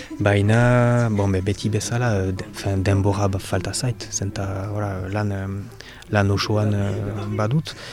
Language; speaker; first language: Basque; non-native, local second language; French